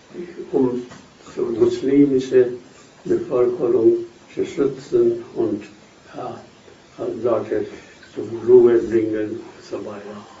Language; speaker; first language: German; non-native, fluent; Hindi